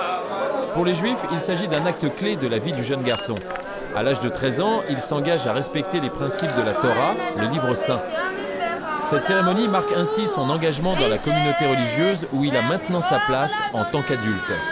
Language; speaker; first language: French; native; French